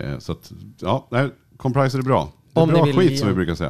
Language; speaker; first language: Swedish; native; Swedish